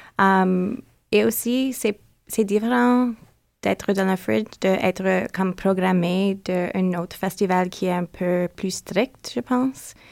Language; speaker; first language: French; non-native, learner; English